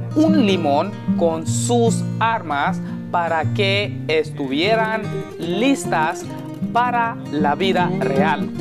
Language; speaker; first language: Spanish; non-native, learner; Hindi